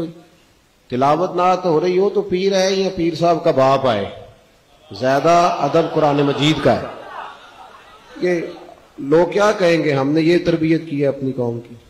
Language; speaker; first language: Urdu; native; Urdu